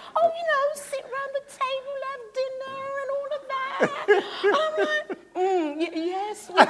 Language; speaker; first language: English; native; English